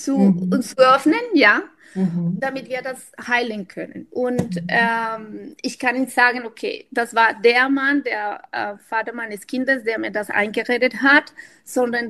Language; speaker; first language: German; non-native, fluent; Spanish